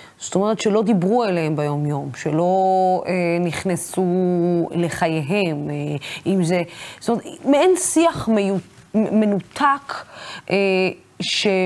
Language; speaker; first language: Hebrew; non-native, local second language; Arabic